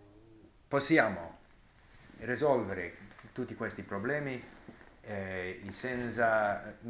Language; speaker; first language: Italian; non-native, learner; English